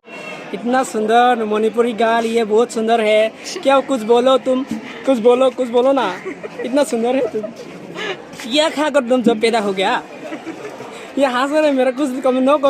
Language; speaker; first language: Hindi; non-native, local second language; Assamese